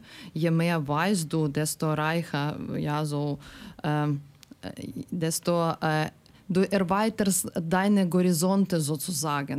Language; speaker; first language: German; non-native, learner; Ukrainian